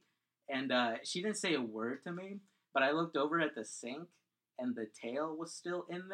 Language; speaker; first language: English; early bilingual, other home language; Spanish